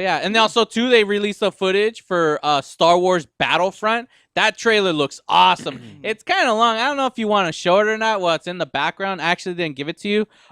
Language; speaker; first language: English; native; English